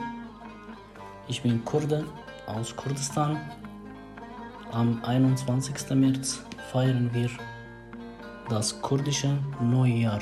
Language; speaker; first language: German; non-native, fluent; Kurdish